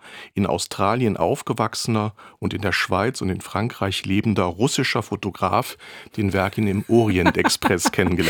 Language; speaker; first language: German; native; German